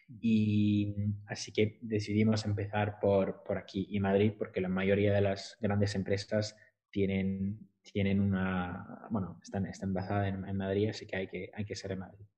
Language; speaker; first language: Spanish; non-native, fluent; French